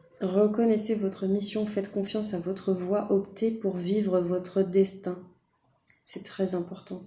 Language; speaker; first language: French; native; French